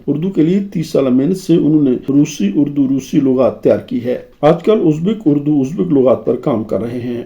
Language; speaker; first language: Urdu; native; Urdu